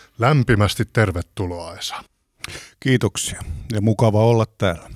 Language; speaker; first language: Finnish; native; Finnish